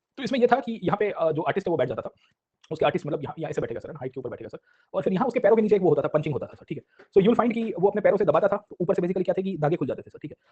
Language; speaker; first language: Hindi; non-native, local second language; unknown